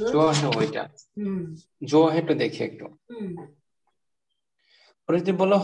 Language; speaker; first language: Korean; non-native, learner; Bangla